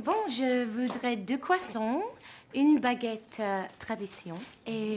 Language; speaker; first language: French; non-native, fluent; English